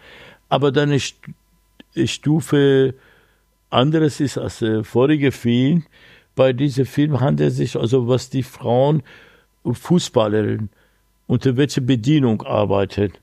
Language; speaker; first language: German; non-native, learner; Persian